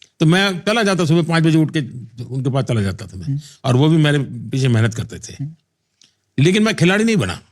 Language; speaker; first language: Hindi; non-native, local second language; Gujarati